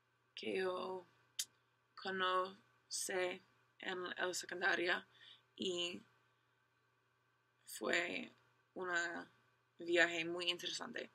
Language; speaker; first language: Spanish; non-native, learner; English